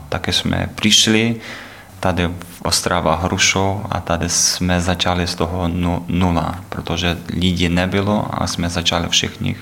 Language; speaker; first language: Czech; non-native, learner; Ukrainian